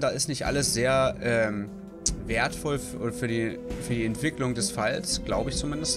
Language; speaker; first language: German; native; German